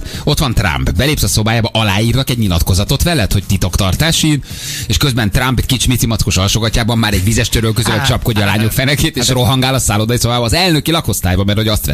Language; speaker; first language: Hungarian; native; Hungarian